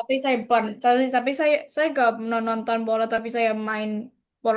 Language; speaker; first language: Indonesian; non-native, learner; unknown